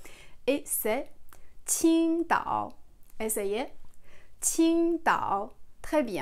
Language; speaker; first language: French; non-native, fluent; Chinese